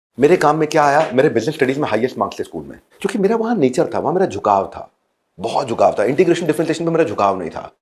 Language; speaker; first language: Hindi; native; Hindi